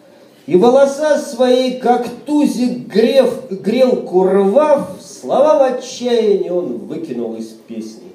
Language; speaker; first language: Russian; native; Russian